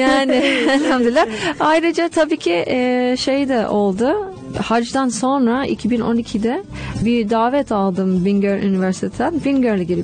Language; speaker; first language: Turkish; non-native, fluent; English